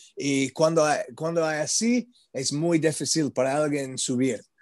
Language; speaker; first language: Spanish; non-native, learner; English